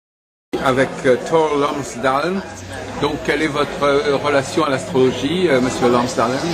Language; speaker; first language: French; native; French